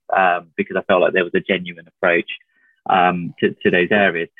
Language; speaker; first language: English; native; English